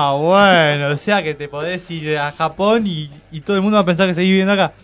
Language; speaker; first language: Spanish; native; Spanish